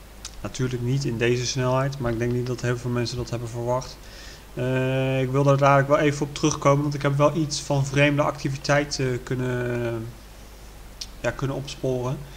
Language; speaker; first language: Dutch; native; Dutch